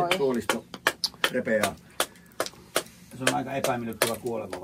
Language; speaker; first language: Finnish; native; Finnish